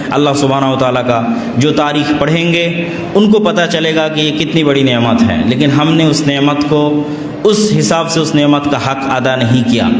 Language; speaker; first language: Urdu; non-native, fluent; Bangla